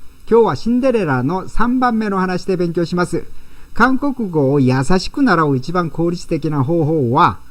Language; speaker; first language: Japanese; non-native, fluent; Korean